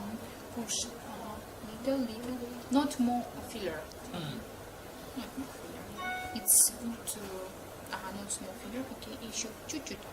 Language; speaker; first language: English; non-native, learner; Russian